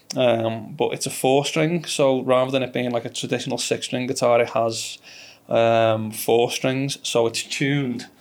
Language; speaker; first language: English; native; English